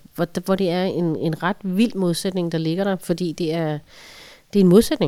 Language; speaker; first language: Danish; native; Danish